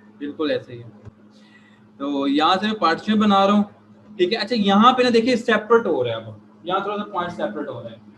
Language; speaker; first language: Urdu; native; Urdu